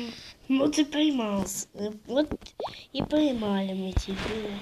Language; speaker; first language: Russian; native; Russian